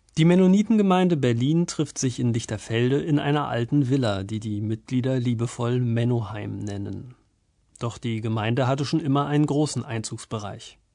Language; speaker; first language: German; native; German